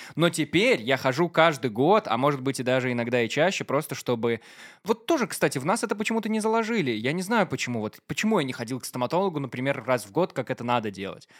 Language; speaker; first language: Russian; native; Russian